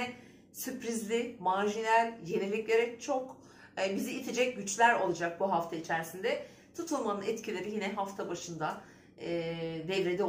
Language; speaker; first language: Turkish; native; Turkish